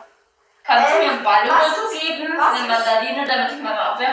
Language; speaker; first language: German; early bilingual, other home language; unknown